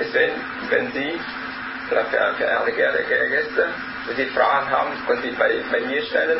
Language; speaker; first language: German; non-native, learner; Vietnamese